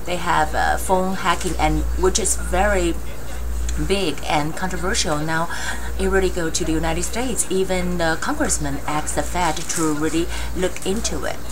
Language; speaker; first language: English; non-native, fluent; Chinese